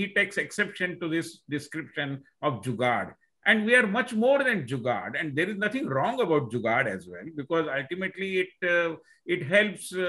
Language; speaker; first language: English; non-native, local second language; Marathi